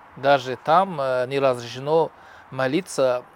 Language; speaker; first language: Russian; non-native, local second language; Tajik